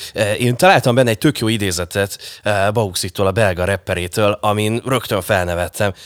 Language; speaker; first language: Hungarian; native; Hungarian